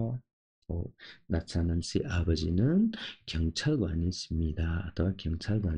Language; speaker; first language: Korean; non-native, local second language; Nepali